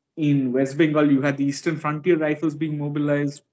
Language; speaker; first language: English; non-native, local second language; Bangla